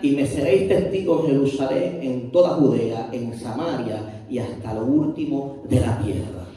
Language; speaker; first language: Spanish; native; Spanish